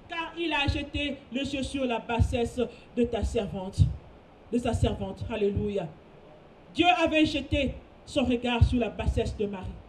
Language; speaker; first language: French; non-native, local second language; Lingala